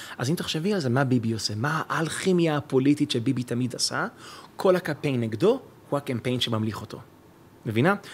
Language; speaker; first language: Hebrew; native; Hebrew